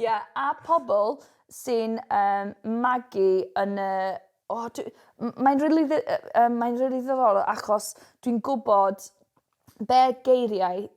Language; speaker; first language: Welsh; non-native, local second language; English